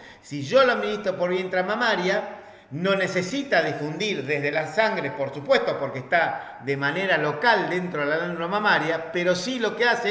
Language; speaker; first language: Spanish; native; Spanish